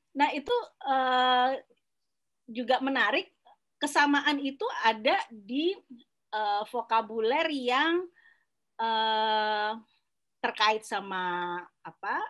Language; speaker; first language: Indonesian; native; Indonesian